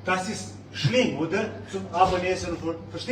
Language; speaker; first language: German; non-native, learner; Italian